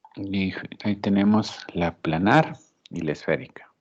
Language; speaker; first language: Spanish; native; Spanish